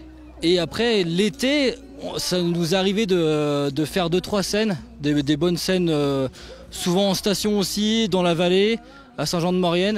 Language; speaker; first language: French; native; French